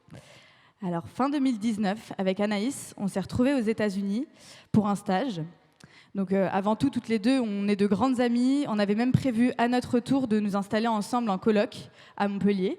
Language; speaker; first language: French; native; French